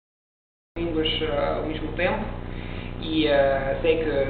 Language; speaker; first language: Portuguese; non-native, learner; Italian